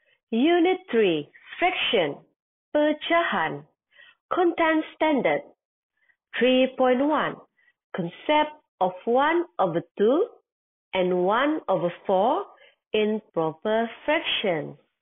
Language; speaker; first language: English; non-native, local second language; Malay